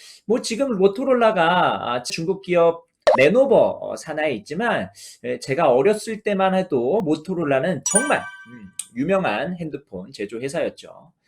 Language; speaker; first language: Korean; native; Korean